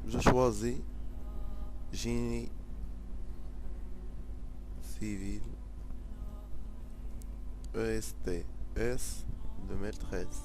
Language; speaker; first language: French; non-native, local second language; Arabic